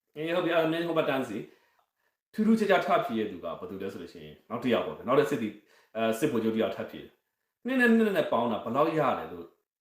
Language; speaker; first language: Burmese; native; Burmese